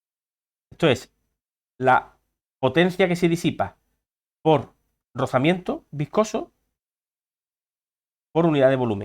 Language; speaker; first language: Spanish; native; Spanish